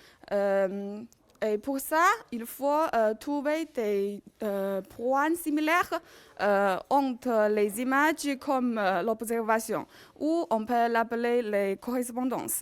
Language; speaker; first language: French; non-native, learner; Chinese